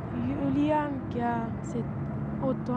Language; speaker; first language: Italian; non-native, learner; Romanian